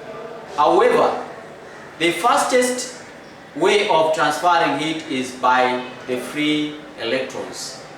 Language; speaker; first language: English; non-native, local second language; Swahili